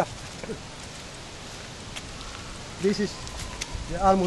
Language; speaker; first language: English; non-native, learner; Indonesian